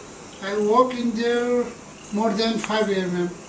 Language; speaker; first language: English; non-native, learner; Nepali